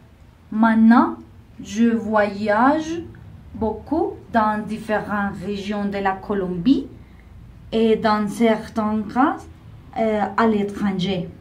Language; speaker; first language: French; non-native, learner; Spanish